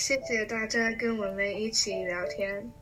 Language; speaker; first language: Chinese; non-native, learner; English